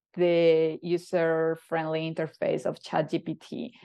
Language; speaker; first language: English; non-native, fluent; Spanish